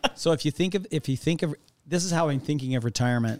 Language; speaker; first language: English; native; English